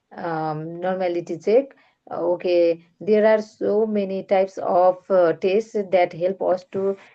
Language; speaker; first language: English; non-native, fluent; Nepali